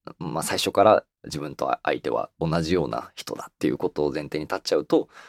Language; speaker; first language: Japanese; native; Japanese